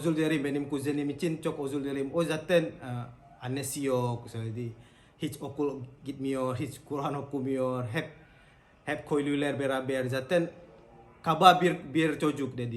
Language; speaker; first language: Turkish; non-native, learner; Indonesian